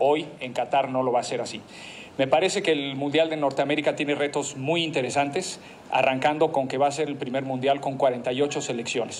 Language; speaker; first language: Spanish; native; Spanish